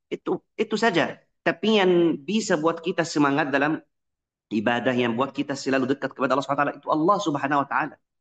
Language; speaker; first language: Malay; non-native, fluent; Arabic